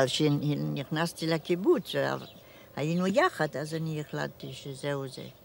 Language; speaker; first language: Hebrew; non-native, fluent; German